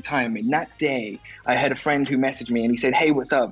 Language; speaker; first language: English; native; English